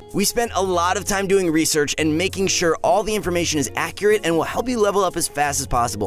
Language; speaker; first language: English; native; English